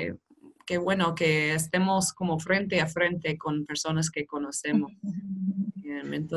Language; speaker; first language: Spanish; non-native, fluent; English